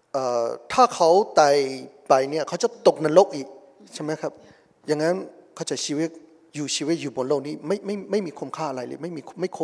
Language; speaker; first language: Thai; non-native, fluent; Burmese